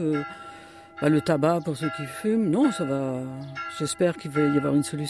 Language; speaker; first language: French; native; French